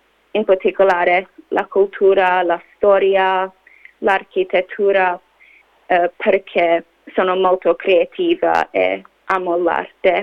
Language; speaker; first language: Italian; non-native, learner; English